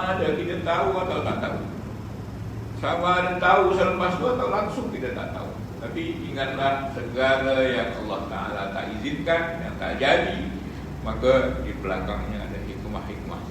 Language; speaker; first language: Malay; native; Malay